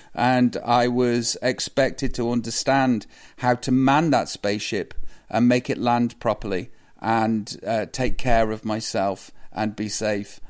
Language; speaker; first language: English; native; English